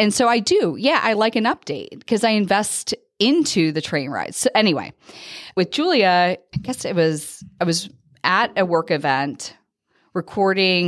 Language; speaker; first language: English; native; English